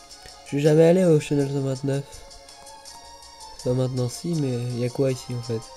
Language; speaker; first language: French; native; French